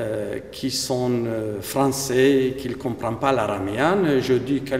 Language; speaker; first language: French; non-native, fluent; Aramaic